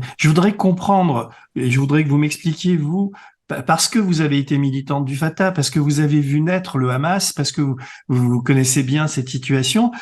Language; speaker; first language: French; native; French